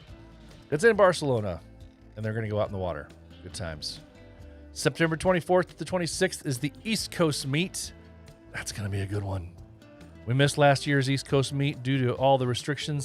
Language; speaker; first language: English; native; English